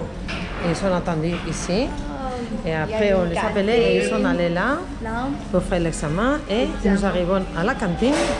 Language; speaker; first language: French; non-native, fluent; Spanish